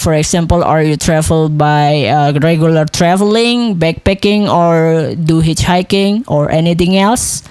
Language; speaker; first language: English; non-native, local second language; Indonesian